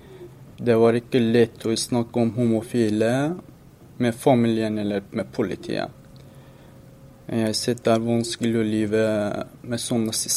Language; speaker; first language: Norwegian; non-native, learner; Persian